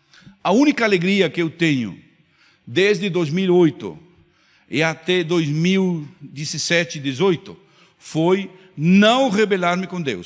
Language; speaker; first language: Portuguese; non-native, fluent; Spanish